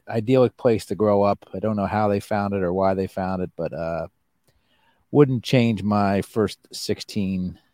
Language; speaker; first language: English; native; English